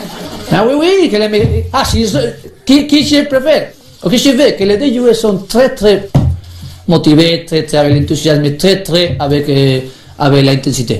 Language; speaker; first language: French; non-native, learner; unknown